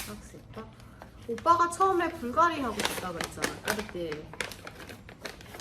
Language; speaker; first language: Korean; native; Korean